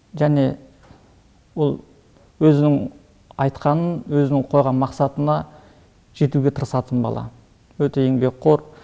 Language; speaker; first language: Kazakh; early bilingual, heritage; Kazakh